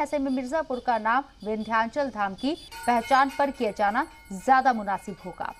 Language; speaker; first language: Hindi; native; Hindi